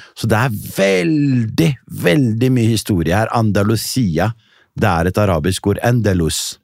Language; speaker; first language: Norwegian; early bilingual, other home language; Riffian